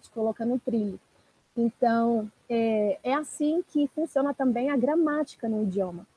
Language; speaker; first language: Portuguese; non-native, fluent; Italian